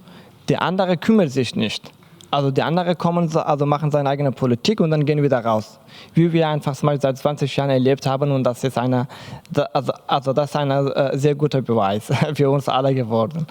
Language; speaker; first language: German; non-native, learner; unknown